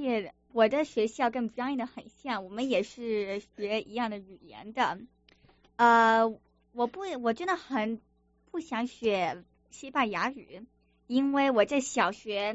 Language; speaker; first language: Chinese; early bilingual, other home language; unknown